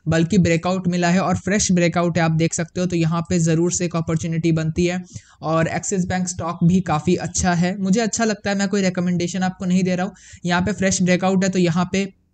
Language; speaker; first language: Hindi; native; Hindi